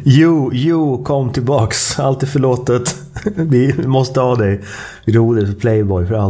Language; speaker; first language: Swedish; native; Swedish